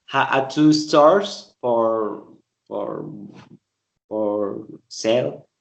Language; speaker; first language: English; non-native, learner; Spanish